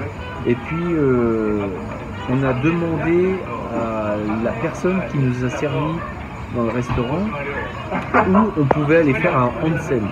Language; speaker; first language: French; native; French